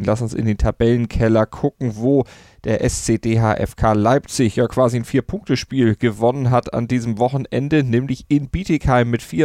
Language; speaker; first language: German; native; German